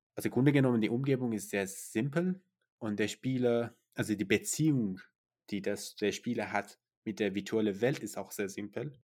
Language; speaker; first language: German; non-native, fluent; Persian